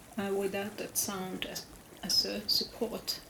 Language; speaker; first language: English; non-native, fluent; Finnish